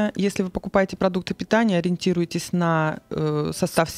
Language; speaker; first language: Russian; native; Russian